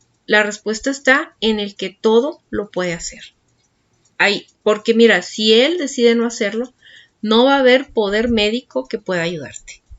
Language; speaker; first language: Spanish; native; Spanish